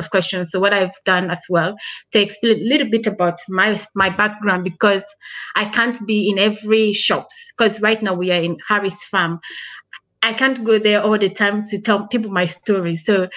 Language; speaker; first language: English; early bilingual, other home language; Krio